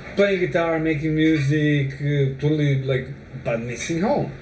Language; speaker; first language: English; non-native, fluent; Serbian